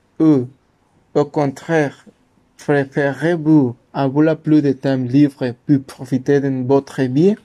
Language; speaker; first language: French; non-native, learner; Spanish